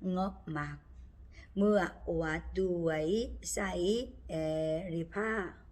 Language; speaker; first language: Thai; non-native, learner; Korean